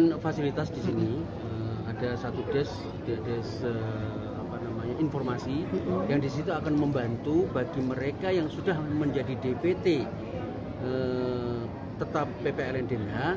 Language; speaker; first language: Indonesian; native; Indonesian